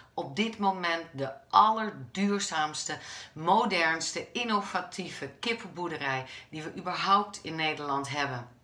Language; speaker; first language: Dutch; native; Dutch